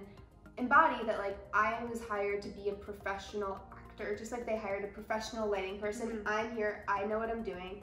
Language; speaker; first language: English; native; English